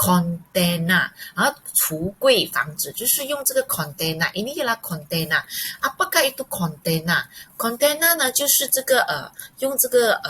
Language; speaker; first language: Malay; non-native, local second language; Chinese